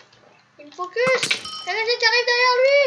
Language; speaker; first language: French; native; French